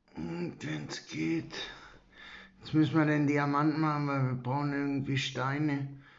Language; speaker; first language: German; native; German